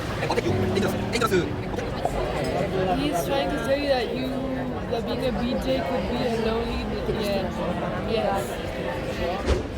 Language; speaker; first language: English; non-native, fluent; Spanish